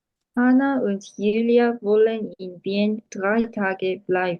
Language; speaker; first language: German; non-native, learner; Korean